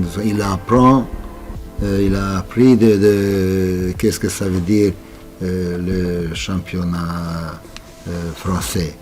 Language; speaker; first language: French; non-native, fluent; Romanian